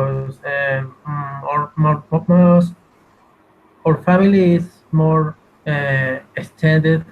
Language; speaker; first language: English; non-native, learner; Spanish